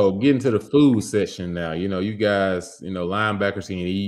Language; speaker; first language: English; native; English